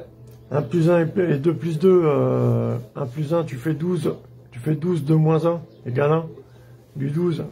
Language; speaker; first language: French; native; French